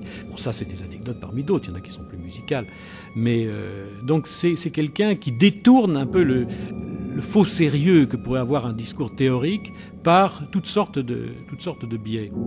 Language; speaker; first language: French; native; French